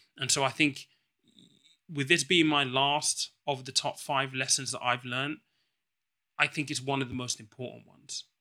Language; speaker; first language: English; native; English